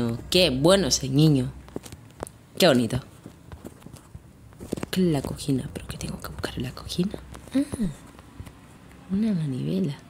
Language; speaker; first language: Spanish; native; Spanish